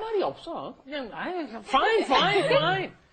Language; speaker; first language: Korean; non-native, fluent; English